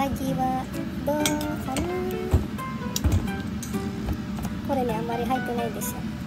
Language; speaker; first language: Japanese; non-native, fluent; Filipino